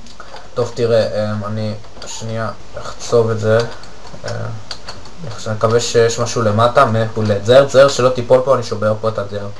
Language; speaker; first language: Hebrew; native; Hebrew